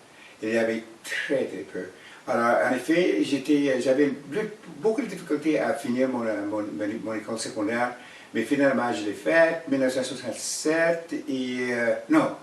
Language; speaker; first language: French; non-native, fluent; Cree